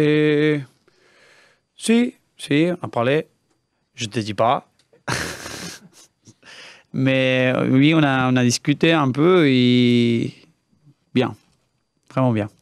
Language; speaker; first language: French; non-native, learner; Spanish